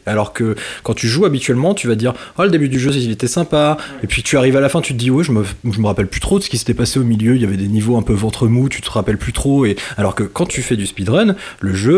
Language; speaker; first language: French; native; French